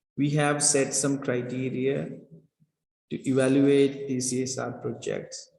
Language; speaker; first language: English; non-native, local second language; Sinhala